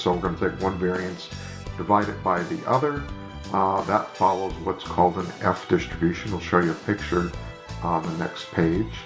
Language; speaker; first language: English; native; English